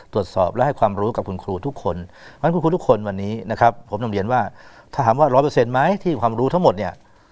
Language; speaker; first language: Thai; native; Thai